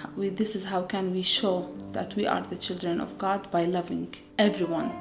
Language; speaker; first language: English; non-native, fluent; Arabic